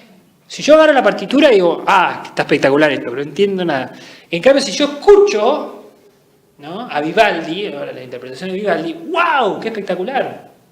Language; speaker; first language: Spanish; native; Spanish